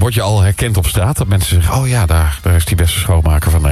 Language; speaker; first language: Dutch; native; Dutch